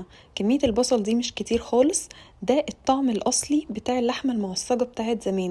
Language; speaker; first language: Arabic; native; Arabic